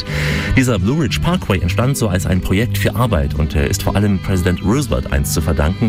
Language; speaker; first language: German; native; German